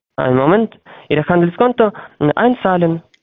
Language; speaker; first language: German; non-native, learner; Russian